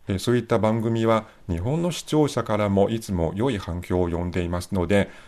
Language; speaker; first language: Japanese; non-native, fluent; Chinese